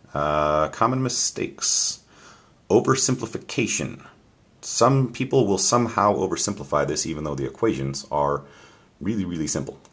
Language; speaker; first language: English; native; English